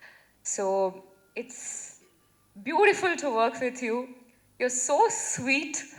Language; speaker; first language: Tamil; non-native, fluent; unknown